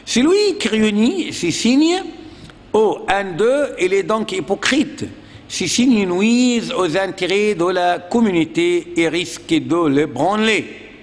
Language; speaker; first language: French; non-native, fluent; Arabic